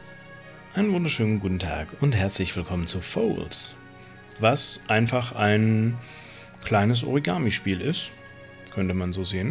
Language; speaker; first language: German; native; German